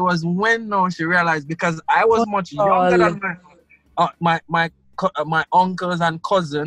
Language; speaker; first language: English; non-native, local second language; Krio